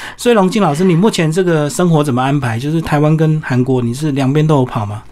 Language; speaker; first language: Chinese; native; Chinese